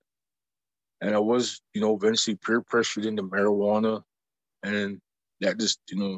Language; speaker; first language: English; native; English